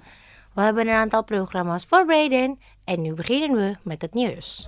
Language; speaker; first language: Dutch; non-native, learner; Indonesian